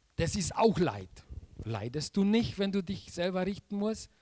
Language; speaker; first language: German; non-native, fluent; Polish